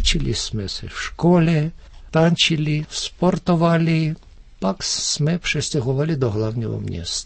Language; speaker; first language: Czech; early bilingual, heritage; Czech